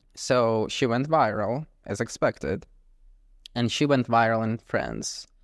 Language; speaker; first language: English; non-native, fluent; Ukrainian